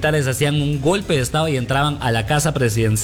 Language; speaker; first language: Spanish; native; Spanish